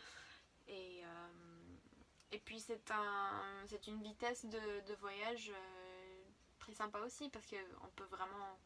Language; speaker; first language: French; non-native, fluent; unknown